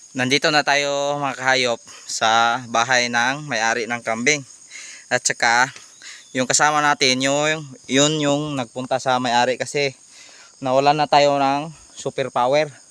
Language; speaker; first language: Filipino; non-native, local second language; Cebuano